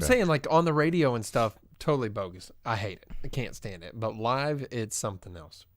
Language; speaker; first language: English; native; English